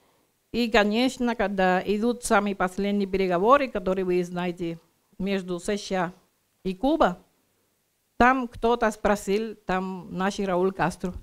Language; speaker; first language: Russian; non-native, learner; Spanish